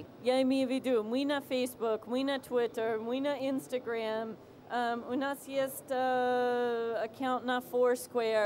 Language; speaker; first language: Russian; non-native, fluent; English